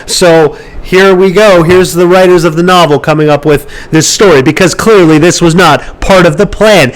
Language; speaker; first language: English; native; English